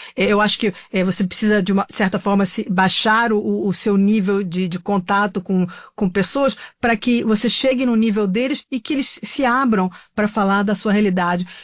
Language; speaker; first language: Portuguese; native; Portuguese